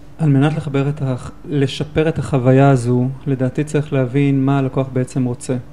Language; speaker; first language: Hebrew; native; Hebrew